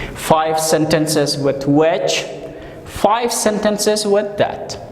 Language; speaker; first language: English; non-native, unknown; Persian